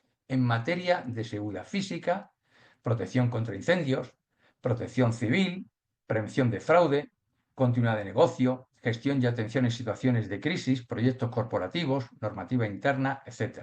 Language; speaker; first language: Spanish; native; Spanish